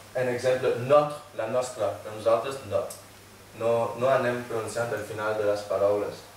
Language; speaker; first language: Catalan; non-native, fluent; French